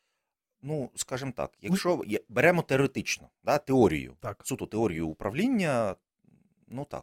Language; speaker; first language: Ukrainian; native; Ukrainian